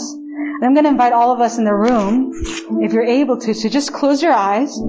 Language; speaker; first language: English; non-native, fluent; Spanish